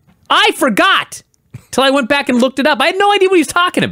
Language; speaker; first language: English; native; English